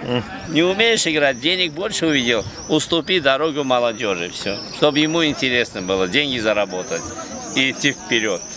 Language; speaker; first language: Russian; native; Russian